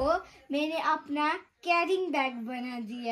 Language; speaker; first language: Hindi; non-native, local second language; Nepali